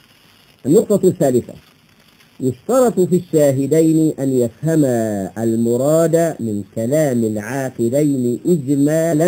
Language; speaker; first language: Arabic; native; Arabic